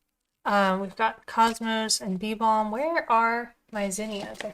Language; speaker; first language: English; native; English